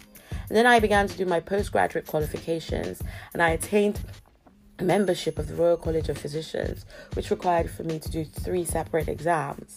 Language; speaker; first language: English; non-native, local second language; Yoruba